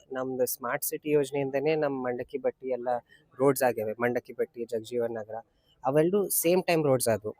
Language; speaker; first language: Kannada; non-native, local second language; Urdu